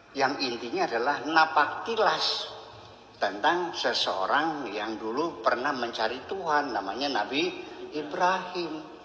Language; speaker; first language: Indonesian; native; Indonesian